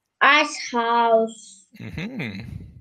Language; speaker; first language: English; non-native, learner; Turkish